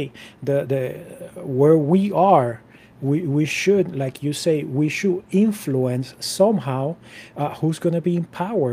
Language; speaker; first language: English; non-native, fluent; Spanish